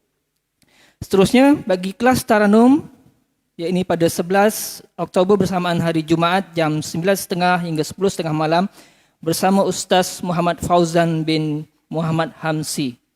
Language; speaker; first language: Malay; native; Malay